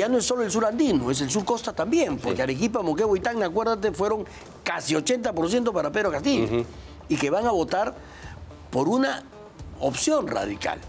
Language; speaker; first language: Spanish; native; Spanish